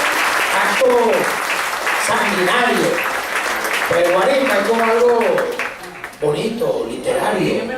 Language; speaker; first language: Spanish; native; Spanish